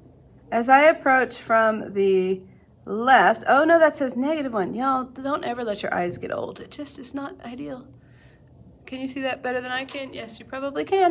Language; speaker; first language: English; native; English